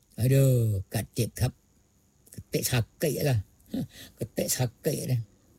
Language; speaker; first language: Thai; non-native, local second language; Pattani Malay